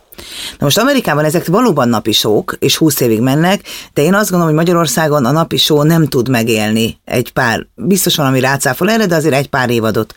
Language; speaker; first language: Hungarian; native; Hungarian